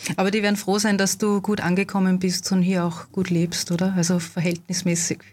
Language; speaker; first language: German; native; German